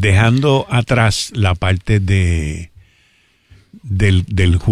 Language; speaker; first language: Spanish; native; Spanish